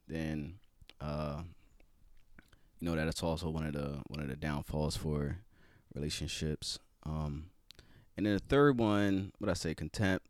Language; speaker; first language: English; native; English